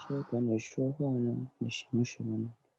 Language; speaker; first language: Chinese; non-native, learner; Indonesian